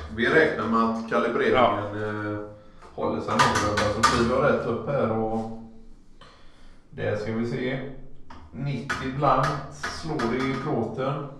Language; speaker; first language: Swedish; native; Swedish